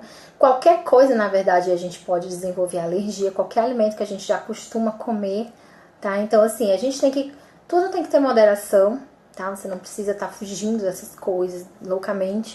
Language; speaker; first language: Portuguese; native; Portuguese